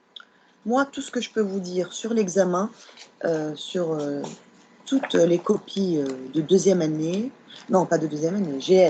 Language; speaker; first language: French; non-native, local second language; Arabic